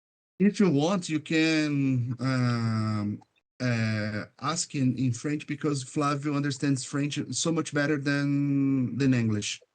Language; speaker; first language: English; non-native, fluent; Portuguese